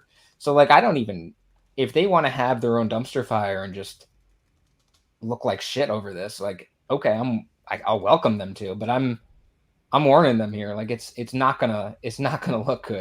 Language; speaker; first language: English; native; English